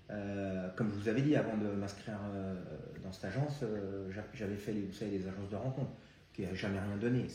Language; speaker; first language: French; native; French